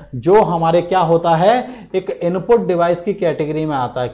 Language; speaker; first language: Hindi; native; Hindi